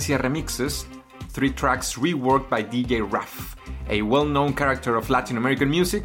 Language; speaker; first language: English; non-native, fluent; Spanish